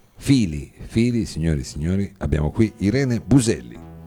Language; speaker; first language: Italian; native; Italian